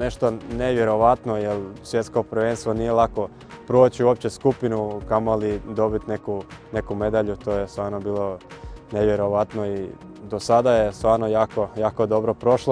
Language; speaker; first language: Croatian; early bilingual, heritage; Croatian